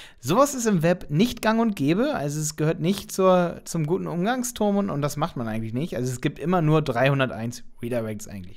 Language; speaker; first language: German; native; German